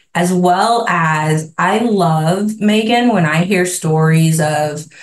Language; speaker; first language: English; native; English